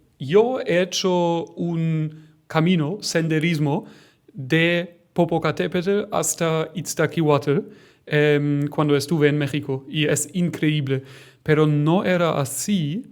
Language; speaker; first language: Spanish; non-native, fluent; German